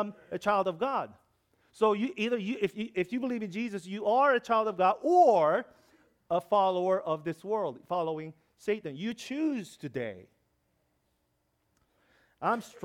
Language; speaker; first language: English; non-native, learner; Korean